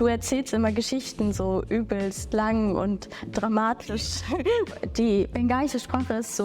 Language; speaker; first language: German; early bilingual, other home language; Bangla